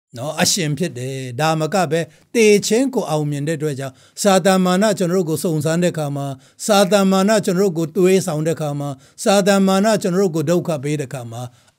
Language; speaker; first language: Burmese; non-native, local second language; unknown